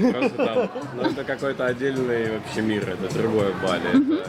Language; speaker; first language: Russian; native; Russian